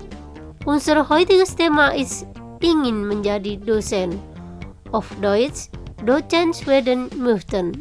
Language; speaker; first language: German; non-native, fluent; Indonesian